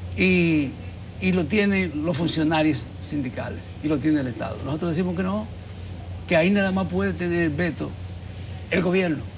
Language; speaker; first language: Spanish; native; Spanish